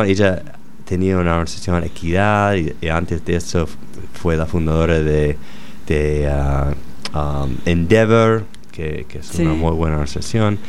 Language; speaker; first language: Spanish; non-native, fluent; English